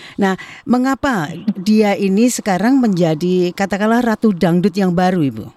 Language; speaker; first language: Indonesian; non-native, local second language; Javanese